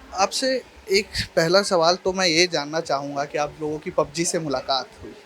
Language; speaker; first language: Hindi; native; Hindi